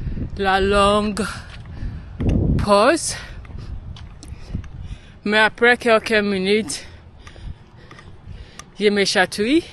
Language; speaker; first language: French; non-native, learner; English